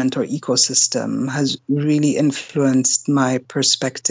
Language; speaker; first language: English; non-native, local second language; German